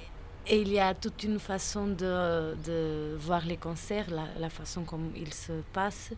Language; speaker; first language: French; non-native, fluent; Portuguese